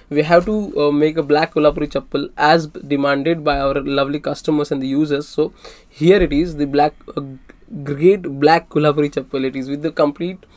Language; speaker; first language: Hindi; non-native, local second language; Marathi